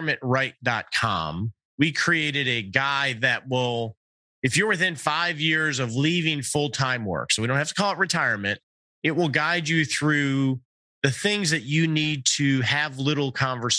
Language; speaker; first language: English; native; English